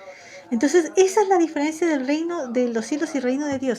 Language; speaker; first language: Spanish; native; Spanish